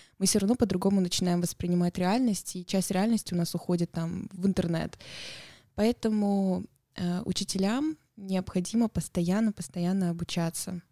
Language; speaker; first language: Russian; native; Russian